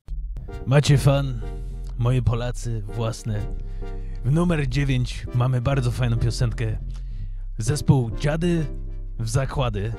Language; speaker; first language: Polish; early bilingual, heritage; English